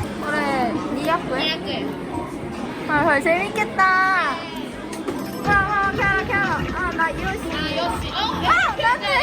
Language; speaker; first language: Japanese; non-native, learner; Korean